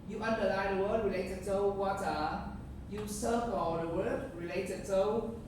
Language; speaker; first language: English; non-native, fluent; Vietnamese